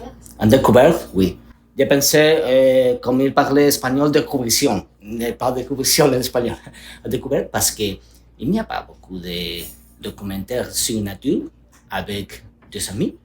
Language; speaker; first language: French; non-native, learner; Spanish